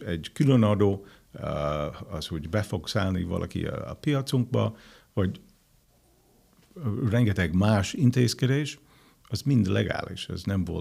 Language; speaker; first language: Hungarian; non-native, fluent; English